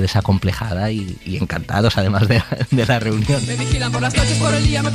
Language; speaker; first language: Spanish; native; Spanish